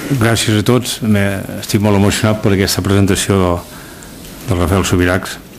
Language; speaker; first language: Catalan; native; Catalan